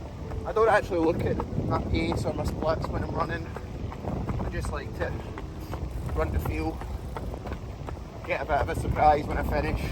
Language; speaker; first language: English; native; English